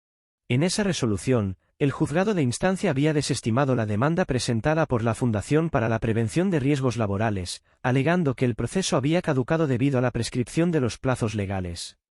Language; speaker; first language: Spanish; native; Spanish